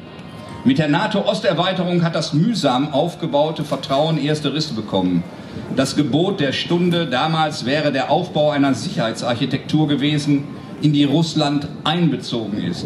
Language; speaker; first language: German; native; German